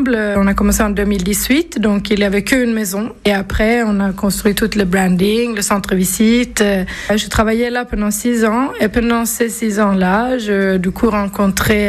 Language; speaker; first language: French; non-native, fluent; Swedish